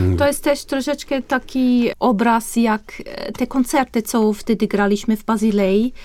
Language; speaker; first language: Polish; non-native, fluent; German